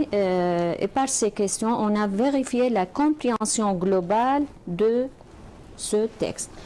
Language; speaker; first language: French; non-native, local second language; Arabic